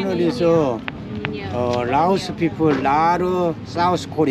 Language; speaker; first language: English; non-native, learner; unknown